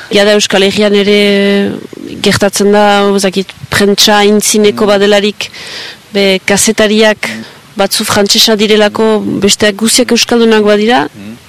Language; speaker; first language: Basque; native; Basque